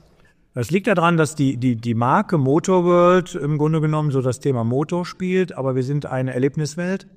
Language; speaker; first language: German; native; German